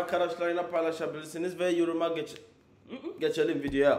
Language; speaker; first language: Turkish; non-native, learner; English